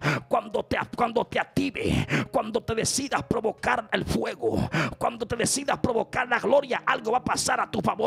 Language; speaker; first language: Spanish; native; Spanish